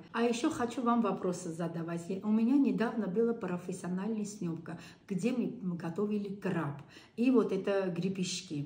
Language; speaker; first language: Russian; non-native, local second language; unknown